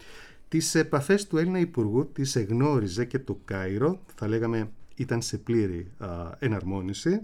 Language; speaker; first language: Greek; native; Greek